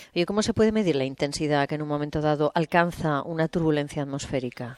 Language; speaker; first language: Spanish; native; Spanish